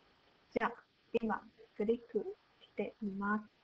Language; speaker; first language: Japanese; non-native, learner; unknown